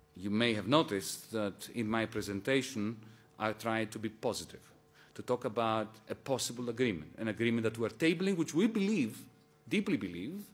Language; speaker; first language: English; non-native, fluent; Greek